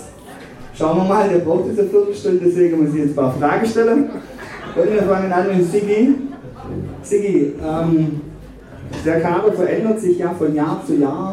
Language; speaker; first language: German; native; German